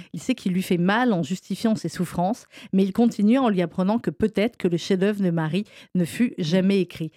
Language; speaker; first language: French; native; French